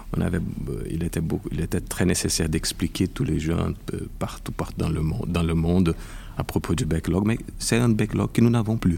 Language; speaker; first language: French; non-native, fluent; Portuguese